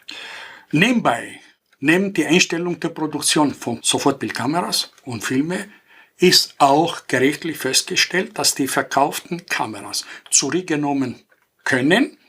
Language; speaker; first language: German; non-native, fluent; Greek